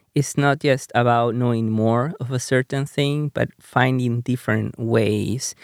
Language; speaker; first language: English; non-native, fluent; Spanish